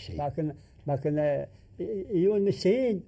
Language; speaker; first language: Arabic; native; Arabic